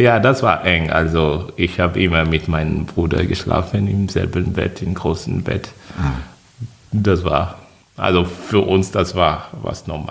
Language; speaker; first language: German; non-native, fluent; French